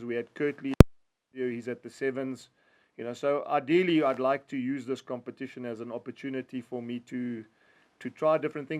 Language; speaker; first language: English; native; English